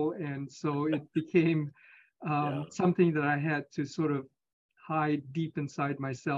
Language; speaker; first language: English; native; English